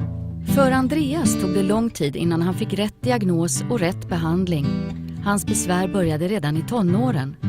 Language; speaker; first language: Swedish; native; Swedish